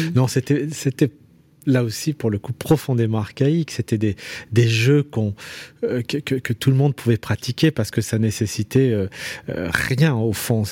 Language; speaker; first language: French; native; French